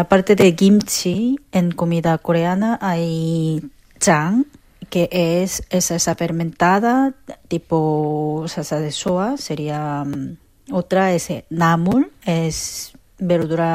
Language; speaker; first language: Spanish; non-native, fluent; Korean